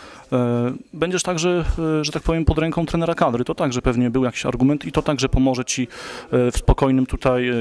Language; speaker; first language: Polish; native; Polish